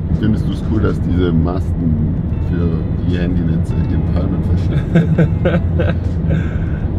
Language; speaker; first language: German; native; German